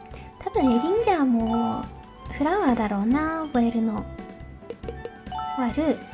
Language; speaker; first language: Japanese; native; Japanese